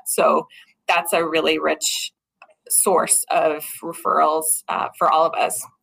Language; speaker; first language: English; native; English